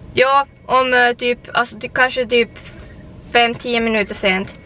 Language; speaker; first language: Swedish; native; Swedish